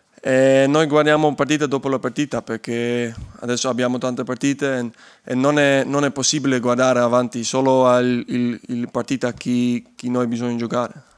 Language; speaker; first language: Italian; non-native, learner; Dutch